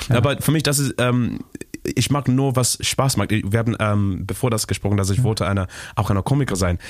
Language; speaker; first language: German; non-native, learner; Shona